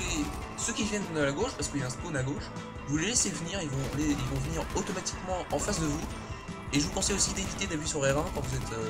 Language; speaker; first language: French; native; French